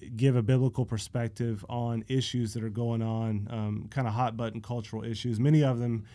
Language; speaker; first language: English; native; English